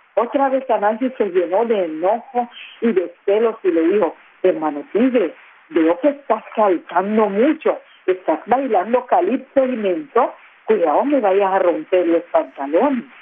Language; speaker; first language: Spanish; non-native, local second language; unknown